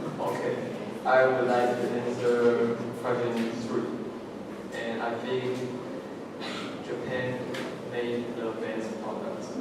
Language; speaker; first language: English; non-native, learner; Chinese